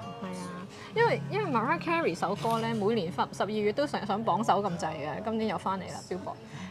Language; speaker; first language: Cantonese; native; Cantonese